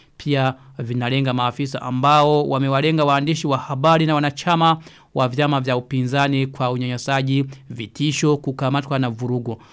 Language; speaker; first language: Swahili; non-native, local second language; Rundi